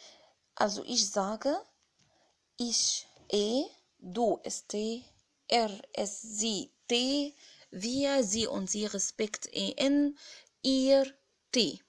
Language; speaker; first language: German; non-native, fluent; Arabic